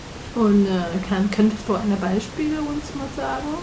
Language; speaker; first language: German; non-native, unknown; Chinese